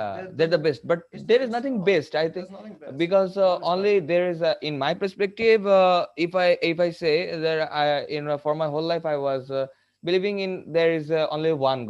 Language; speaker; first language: English; non-native, local second language; Bangla